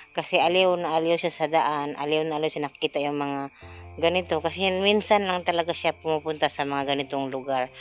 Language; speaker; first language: Filipino; non-native, local second language; Cebuano